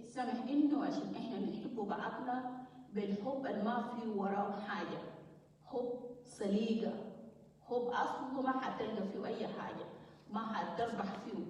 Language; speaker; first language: Arabic; non-native, local second language; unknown